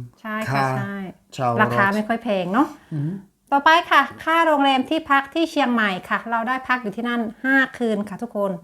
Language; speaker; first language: Thai; native; Thai